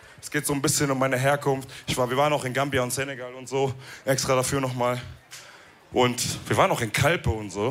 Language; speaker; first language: German; early bilingual, other home language; Wolof